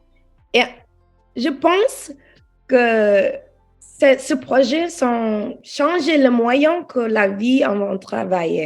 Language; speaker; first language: French; non-native, learner; English